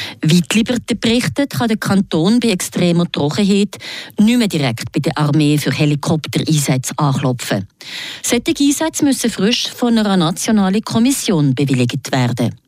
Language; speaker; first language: German; native; German